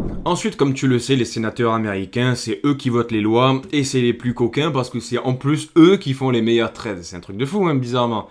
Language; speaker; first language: French; native; French